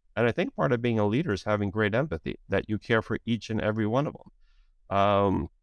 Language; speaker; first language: English; native; English